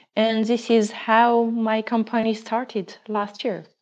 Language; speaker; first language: English; non-native, fluent; French